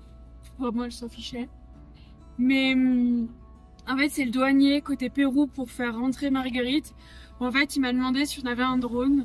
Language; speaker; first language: French; native; French